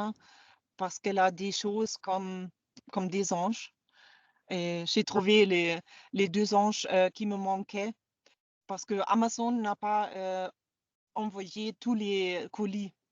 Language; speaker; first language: French; non-native, fluent; German